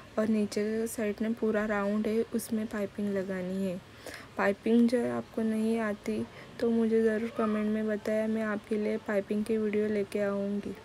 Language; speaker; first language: Hindi; non-native, local second language; Marathi